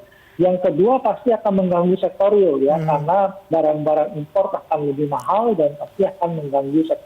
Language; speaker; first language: Indonesian; native; Indonesian